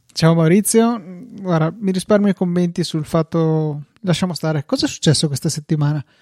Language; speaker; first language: Italian; native; Italian